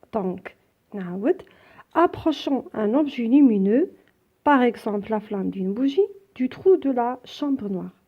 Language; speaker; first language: French; non-native, local second language; Arabic